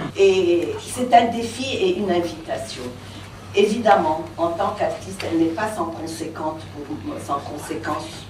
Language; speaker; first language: French; non-native, local second language; Arabic